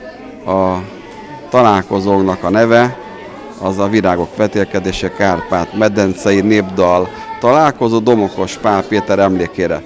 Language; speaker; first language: Hungarian; native; Hungarian